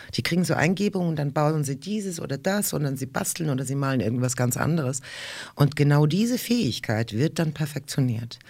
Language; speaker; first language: German; early bilingual, other home language; Russian